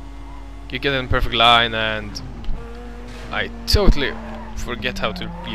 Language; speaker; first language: English; non-native, fluent; Norwegian